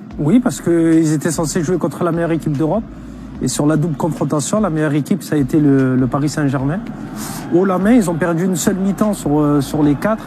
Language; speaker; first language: French; native; French